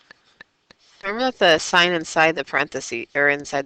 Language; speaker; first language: English; native; English